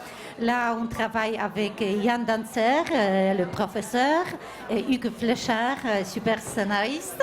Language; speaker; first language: French; non-native, fluent; Polish